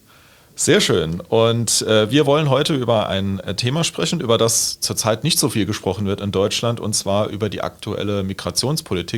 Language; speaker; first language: German; native; German